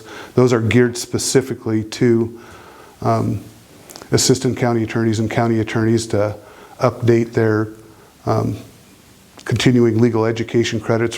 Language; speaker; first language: English; native; English